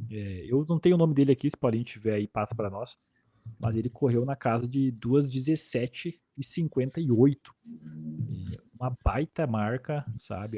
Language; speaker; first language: Portuguese; native; Portuguese